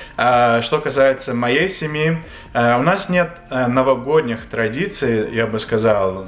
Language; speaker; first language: Russian; non-native, fluent; English